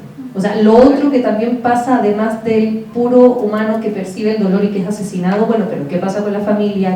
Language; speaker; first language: Spanish; native; Spanish